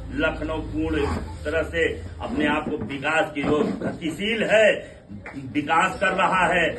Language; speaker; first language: Hindi; native; Hindi